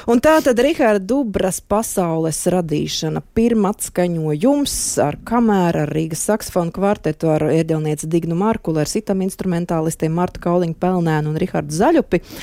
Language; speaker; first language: Latvian; native; Latvian